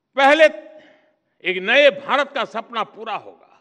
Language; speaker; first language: Hindi; non-native, local second language; Gujarati